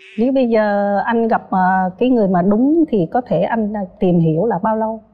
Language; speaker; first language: Vietnamese; native; Vietnamese